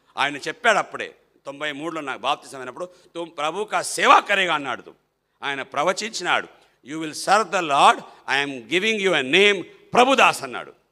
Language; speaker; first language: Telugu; non-native, fluent; Malayalam